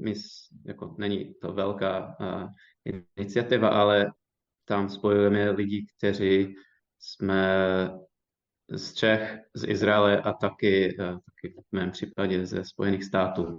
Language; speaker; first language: Czech; non-native, fluent; English